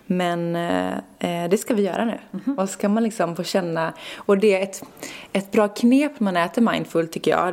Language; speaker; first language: Swedish; native; Swedish